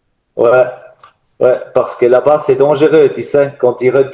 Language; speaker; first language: French; non-native, learner; German